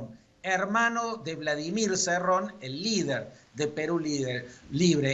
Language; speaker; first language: Spanish; native; Spanish